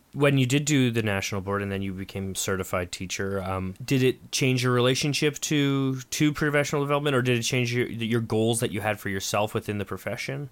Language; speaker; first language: English; native; English